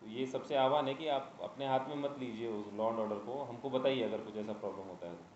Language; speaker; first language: Hindi; non-native, local second language; Marathi